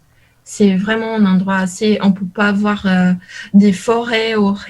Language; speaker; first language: French; non-native, learner; Portuguese